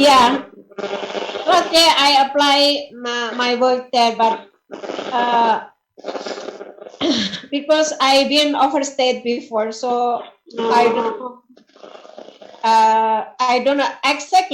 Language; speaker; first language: English; non-native, learner; Indonesian